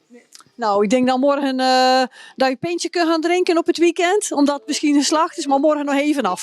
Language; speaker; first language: Dutch; native; Dutch